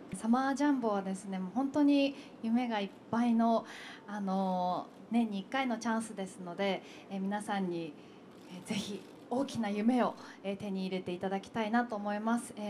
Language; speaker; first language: Japanese; native; Japanese